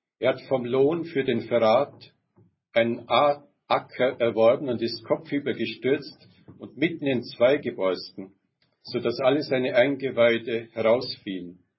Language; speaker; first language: German; native; German